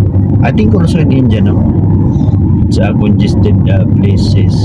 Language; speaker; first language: English; non-native, learner; Filipino